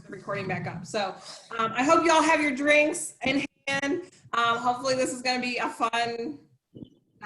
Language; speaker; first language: English; native; English